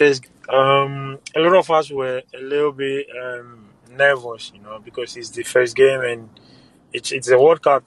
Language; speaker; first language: English; non-native, local second language; Ga